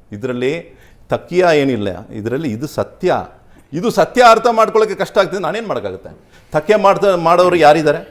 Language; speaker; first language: Kannada; non-native, local second language; Tamil